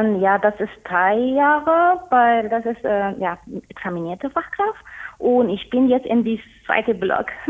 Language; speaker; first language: German; non-native, learner; Spanish